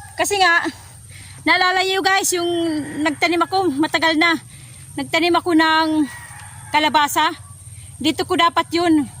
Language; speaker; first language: Filipino; non-native, local second language; Waray